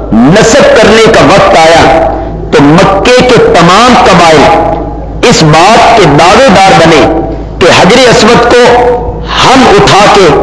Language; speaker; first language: Urdu; non-native, local second language; Punjabi